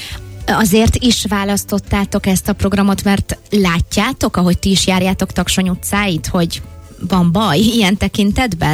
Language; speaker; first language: Hungarian; native; Hungarian